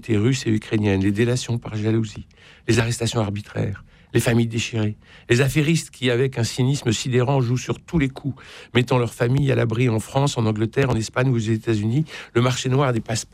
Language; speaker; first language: French; native; French